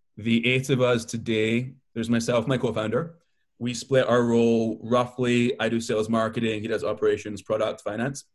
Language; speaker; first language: English; native; English